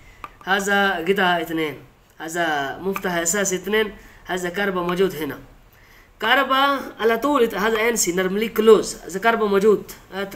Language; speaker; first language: Arabic; non-native, learner; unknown